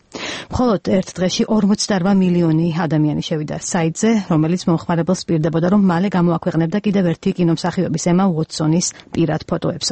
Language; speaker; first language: Georgian; native; Georgian